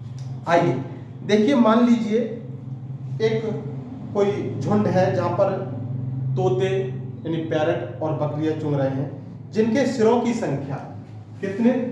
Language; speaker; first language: Hindi; native; Hindi